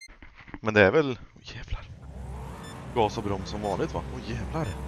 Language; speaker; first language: Swedish; native; Swedish